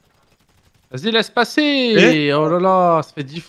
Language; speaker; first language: French; native; French